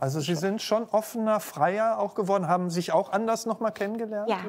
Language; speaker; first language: German; native; German